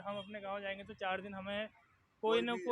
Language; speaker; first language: Hindi; native; Hindi